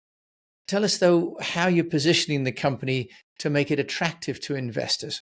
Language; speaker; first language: English; native; English